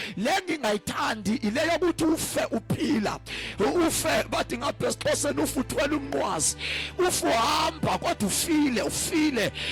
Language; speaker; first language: Zulu; non-native, local second language; Xhosa